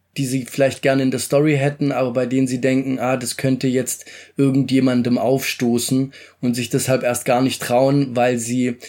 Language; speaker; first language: German; native; German